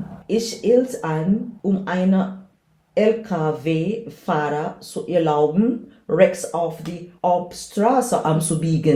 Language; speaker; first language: German; non-native, learner; English